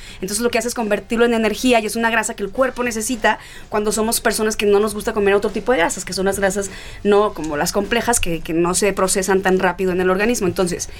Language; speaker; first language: Spanish; native; Spanish